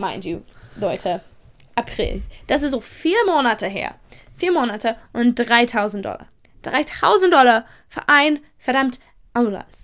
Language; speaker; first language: German; non-native, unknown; English